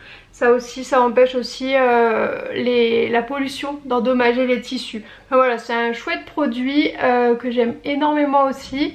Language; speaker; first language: French; native; French